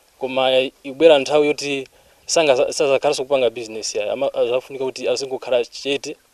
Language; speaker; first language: Nyanja; non-native, local second language; Tumbuka